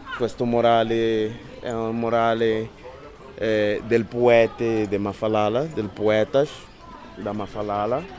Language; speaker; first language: Italian; non-native, fluent; Portuguese